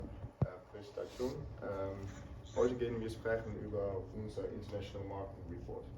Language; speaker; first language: German; non-native, learner; Dutch